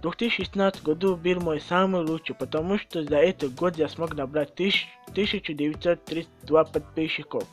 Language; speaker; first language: Russian; non-native, fluent; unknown